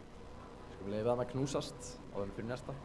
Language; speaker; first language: Icelandic; native; Icelandic